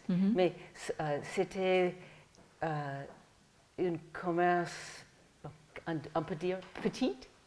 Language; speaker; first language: French; non-native, fluent; English